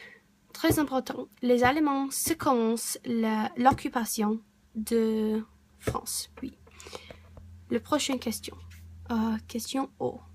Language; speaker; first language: French; non-native, learner; English